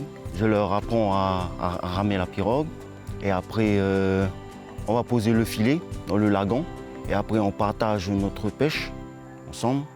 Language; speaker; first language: French; non-native, local second language; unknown